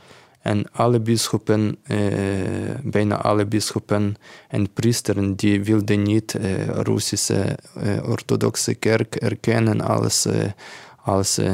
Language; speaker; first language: Dutch; non-native, learner; Ukrainian